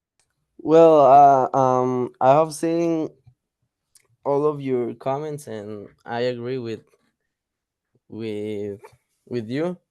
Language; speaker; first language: English; non-native, learner; Spanish